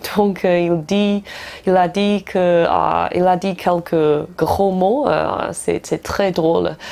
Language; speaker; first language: French; non-native, fluent; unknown